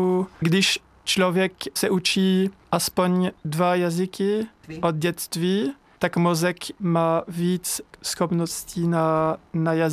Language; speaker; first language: Czech; non-native, learner; French